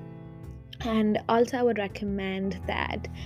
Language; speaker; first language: English; non-native, local second language; Hindi